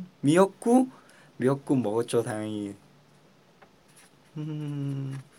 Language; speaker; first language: Korean; non-native, fluent; Chinese